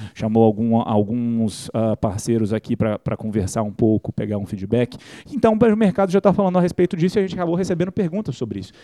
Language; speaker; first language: Portuguese; native; Portuguese